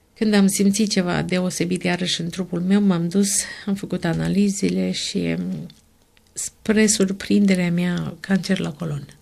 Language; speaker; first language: Romanian; native; Romanian